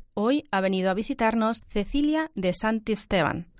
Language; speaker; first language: Spanish; native; Spanish